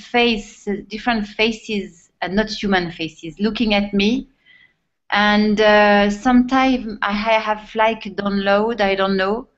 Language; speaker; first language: English; non-native, fluent; French